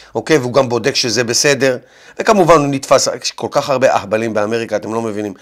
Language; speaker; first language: Hebrew; native; Hebrew